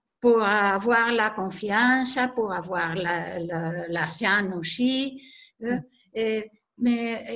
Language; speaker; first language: French; non-native, learner; Spanish